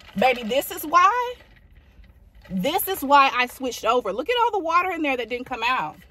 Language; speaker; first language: English; native; English